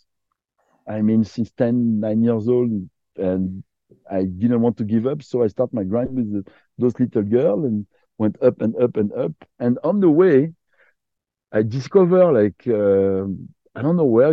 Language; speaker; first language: English; non-native, fluent; French